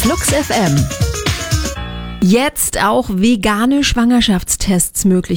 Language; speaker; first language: German; native; German